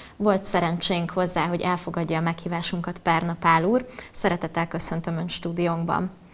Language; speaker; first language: Hungarian; native; Hungarian